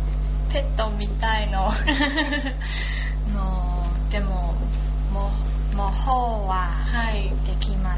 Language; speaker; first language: Japanese; non-native, learner; Chinese